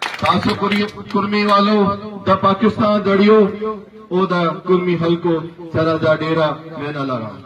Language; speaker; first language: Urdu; non-native, local second language; Punjabi